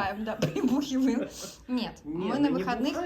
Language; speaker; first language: Russian; native; Russian